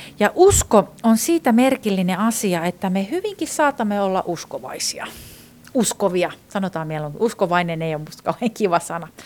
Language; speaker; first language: Finnish; non-native, fluent; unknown